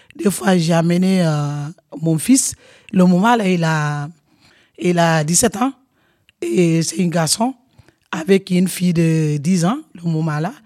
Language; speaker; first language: French; non-native, local second language; Wolof